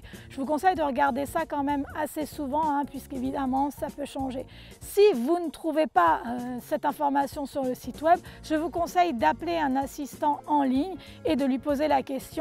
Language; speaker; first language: French; native; French